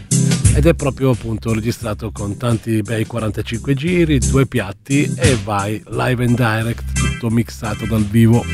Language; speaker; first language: Italian; native; Italian